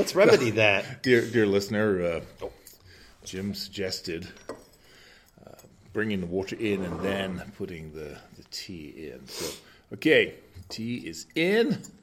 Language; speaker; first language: English; native; English